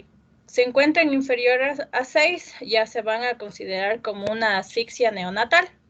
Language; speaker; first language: Spanish; native; Spanish